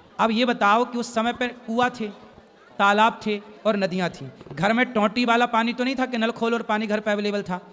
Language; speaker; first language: Hindi; native; Hindi